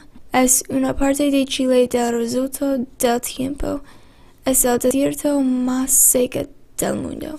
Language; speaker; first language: Spanish; non-native, learner; English